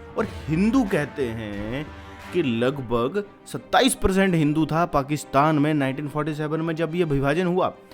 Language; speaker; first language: Hindi; native; Hindi